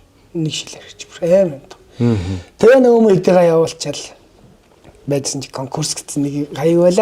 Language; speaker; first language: Mongolian; native; Mongolian